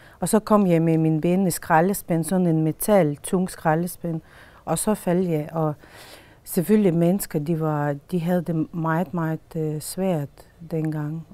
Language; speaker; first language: Danish; non-native, fluent; Lithuanian